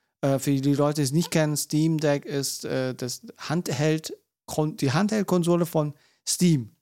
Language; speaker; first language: German; early bilingual, other home language; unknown